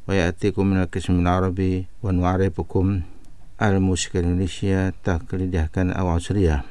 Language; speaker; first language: Arabic; non-native, fluent; Indonesian